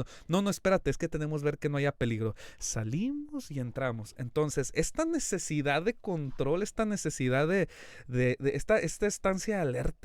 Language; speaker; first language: Spanish; native; Spanish